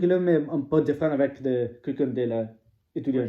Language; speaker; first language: French; non-native, learner; English